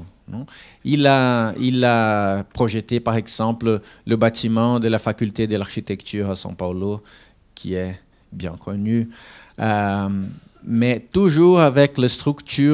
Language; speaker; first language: French; non-native, fluent; Portuguese